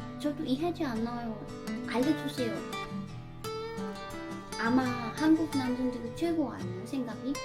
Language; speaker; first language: Korean; non-native, learner; Vietnamese